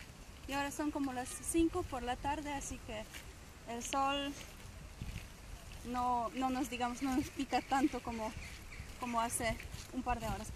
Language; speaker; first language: Spanish; non-native, fluent; Polish